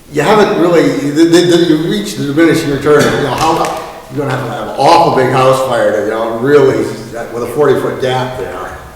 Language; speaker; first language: English; native; English